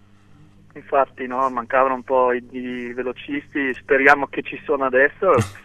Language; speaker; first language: Italian; non-native, local second language; German